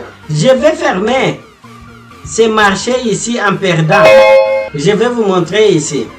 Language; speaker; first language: French; non-native, fluent; Portuguese